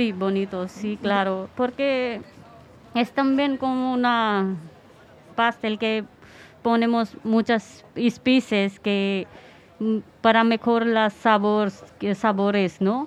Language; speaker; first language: Spanish; non-native, learner; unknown